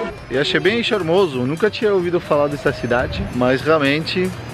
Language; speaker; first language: Portuguese; non-native, fluent; French